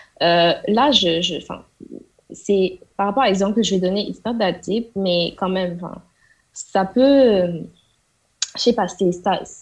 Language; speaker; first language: French; non-native, local second language; Wolof